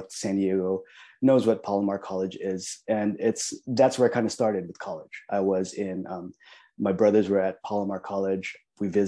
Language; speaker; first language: English; early bilingual, other home language; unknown